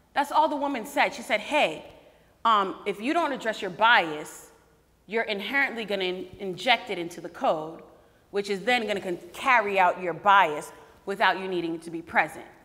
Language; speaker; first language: English; native; English